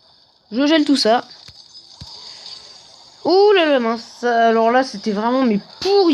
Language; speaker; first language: French; native; French